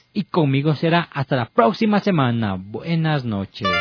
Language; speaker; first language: Spanish; native; Spanish